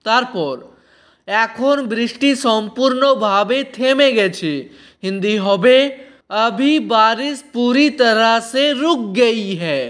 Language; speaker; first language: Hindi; non-native, fluent; Bangla